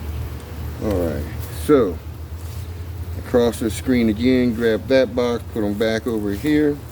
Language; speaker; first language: English; native; English